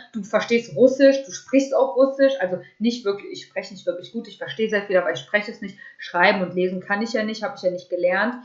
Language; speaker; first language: German; early bilingual, other home language; Russian